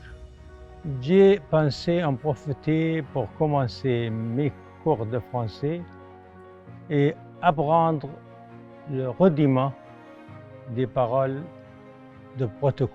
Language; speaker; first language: French; non-native, fluent; Arabic